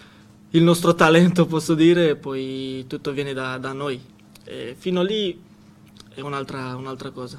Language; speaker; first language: Italian; non-native, learner; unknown